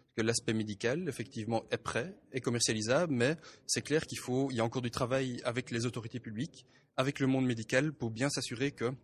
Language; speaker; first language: French; native; French